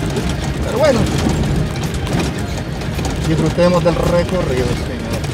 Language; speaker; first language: Spanish; native; Spanish